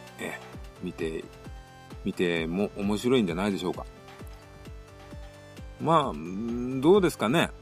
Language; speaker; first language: Japanese; native; Japanese